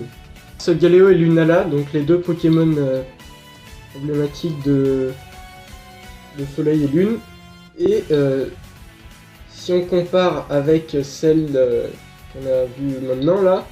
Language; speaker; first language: French; native; French